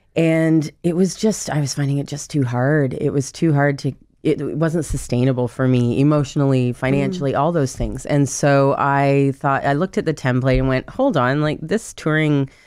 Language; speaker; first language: English; native; English